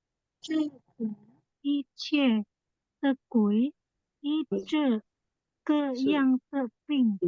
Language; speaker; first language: Chinese; non-native, learner; Indonesian